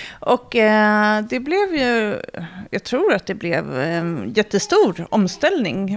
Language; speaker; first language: Swedish; native; Swedish